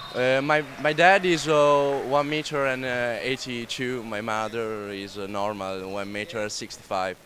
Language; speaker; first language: English; non-native, learner; Italian